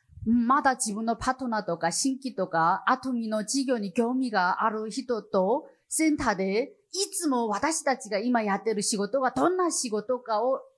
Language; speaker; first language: Japanese; non-native, fluent; Chinese